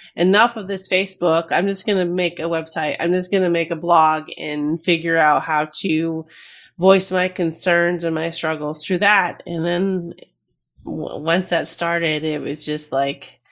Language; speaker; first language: English; native; English